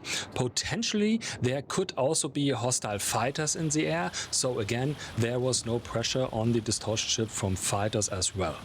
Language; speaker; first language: English; non-native, fluent; German